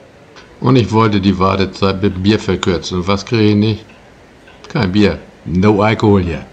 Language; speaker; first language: German; native; German